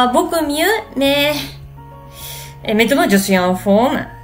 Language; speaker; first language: French; non-native, learner; Japanese